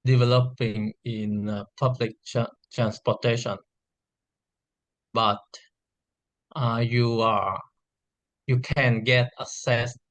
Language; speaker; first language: English; non-native, learner; Vietnamese